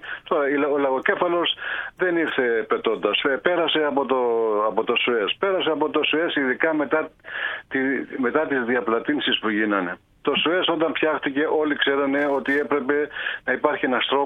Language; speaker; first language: Greek; native; Greek